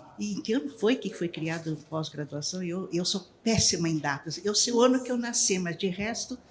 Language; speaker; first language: Portuguese; non-native, local second language; Japanese